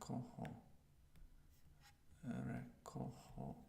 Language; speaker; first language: Spanish; non-native, learner; English